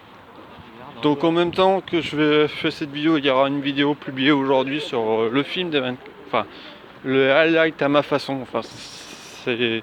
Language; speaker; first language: French; native; French